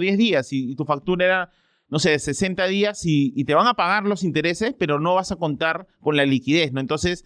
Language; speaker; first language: Spanish; native; Spanish